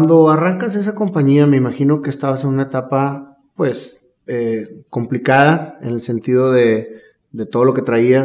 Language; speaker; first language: Spanish; native; Spanish